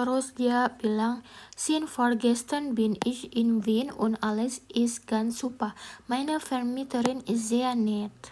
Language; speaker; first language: German; non-native, learner; Indonesian